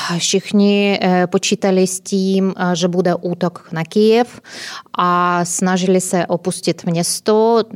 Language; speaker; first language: Czech; non-native, fluent; Ukrainian